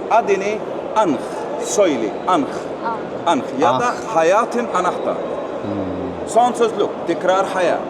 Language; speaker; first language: Turkish; non-native, learner; Arabic